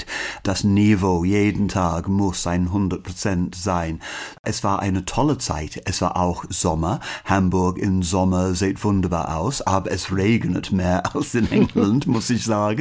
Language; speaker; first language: German; non-native, learner; English